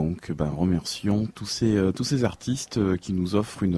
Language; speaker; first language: French; native; French